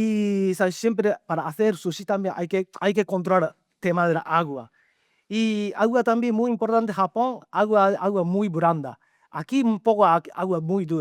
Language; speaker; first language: Spanish; non-native, learner; Japanese